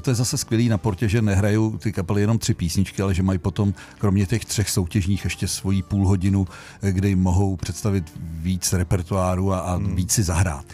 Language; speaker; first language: Czech; native; Czech